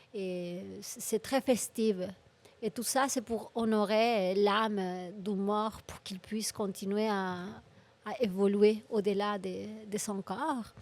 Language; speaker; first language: French; non-native, fluent; Spanish